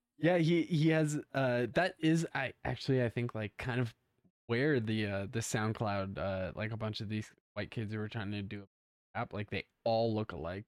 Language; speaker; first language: English; native; English